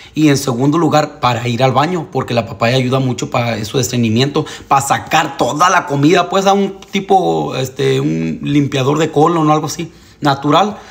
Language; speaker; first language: Spanish; early bilingual, heritage; Spanish